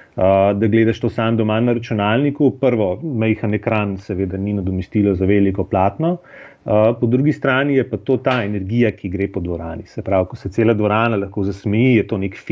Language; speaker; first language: Slovenian; native; Slovenian